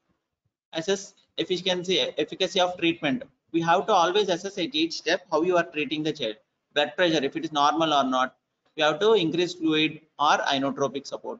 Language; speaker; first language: English; non-native, local second language; Telugu